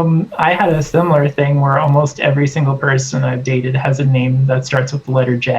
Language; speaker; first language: English; native; English